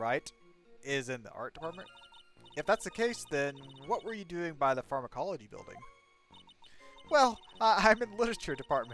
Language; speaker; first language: English; native; English